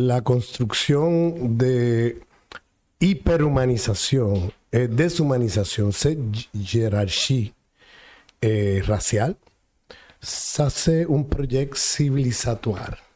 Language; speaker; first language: French; non-native, fluent; Spanish